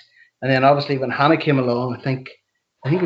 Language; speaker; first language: English; native; English